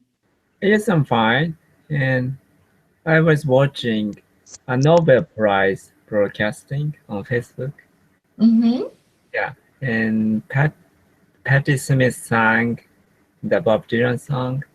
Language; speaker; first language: English; non-native, learner; Japanese